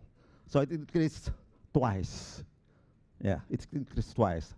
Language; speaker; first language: English; non-native, local second language; Indonesian